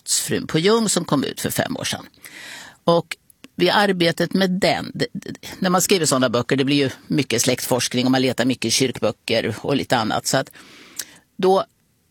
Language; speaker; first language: Swedish; native; Swedish